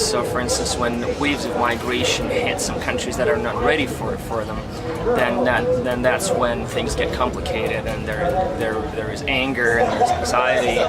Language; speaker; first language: English; non-native, fluent; Russian